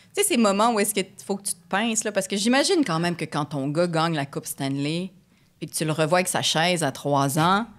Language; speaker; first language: French; native; French